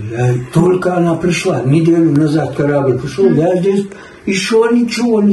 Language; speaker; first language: Russian; non-native, fluent; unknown